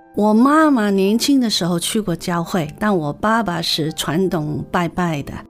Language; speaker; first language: Chinese; non-native, local second language; Cantonese